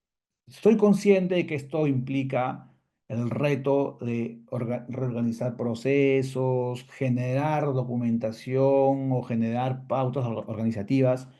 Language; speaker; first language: Spanish; native; Spanish